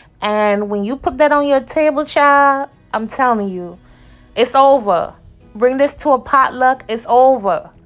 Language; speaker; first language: English; native; English